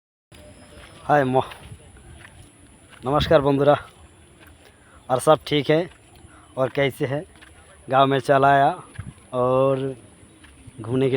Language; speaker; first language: Hindi; non-native, local second language; Bangla